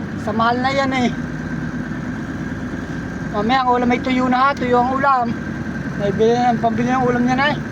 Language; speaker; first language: Filipino; native; Filipino